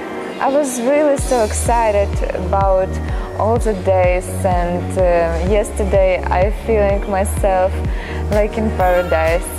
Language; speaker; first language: English; non-native, learner; Ukrainian